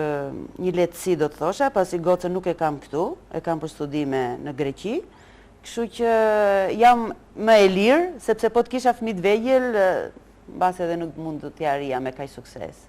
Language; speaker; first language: Albanian; native; Albanian